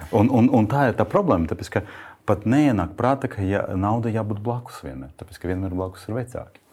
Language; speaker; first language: Latvian; non-native, local second language; Russian